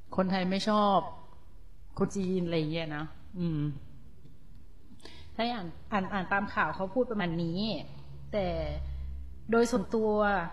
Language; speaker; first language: Thai; native; Thai